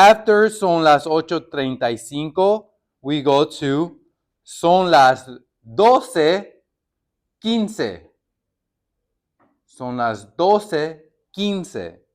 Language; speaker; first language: Spanish; non-native, fluent; English